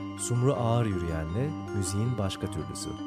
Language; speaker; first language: Turkish; native; Turkish